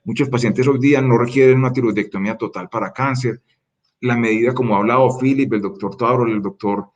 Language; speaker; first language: Spanish; native; Spanish